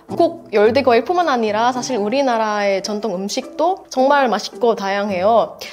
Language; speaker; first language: Korean; non-native, fluent; Indonesian